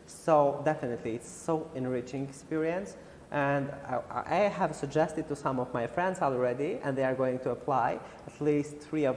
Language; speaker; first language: English; non-native, fluent; Albanian